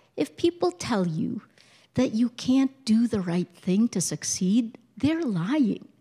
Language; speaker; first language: English; early bilingual, other home language; Filipino